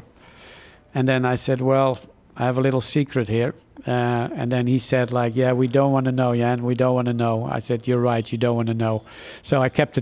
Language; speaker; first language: English; non-native, fluent; Dutch